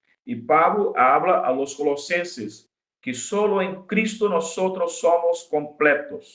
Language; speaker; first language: Spanish; non-native, fluent; Portuguese